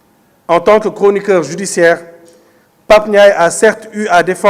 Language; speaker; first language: French; non-native, local second language; Wolof